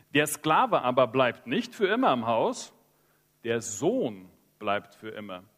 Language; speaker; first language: German; early bilingual, heritage; Spanish